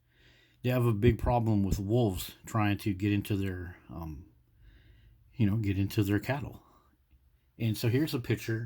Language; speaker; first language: English; native; English